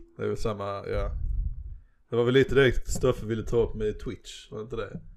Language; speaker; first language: Swedish; native; Swedish